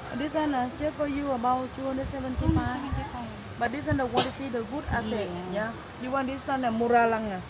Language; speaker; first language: English; non-native, learner; Vietnamese